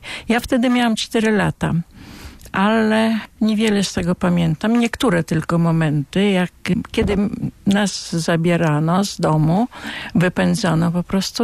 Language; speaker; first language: Polish; non-native, local second language; Ukrainian